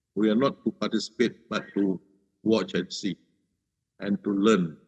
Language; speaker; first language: English; non-native, local second language; Malay